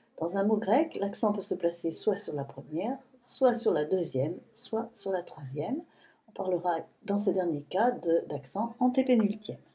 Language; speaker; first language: French; native; French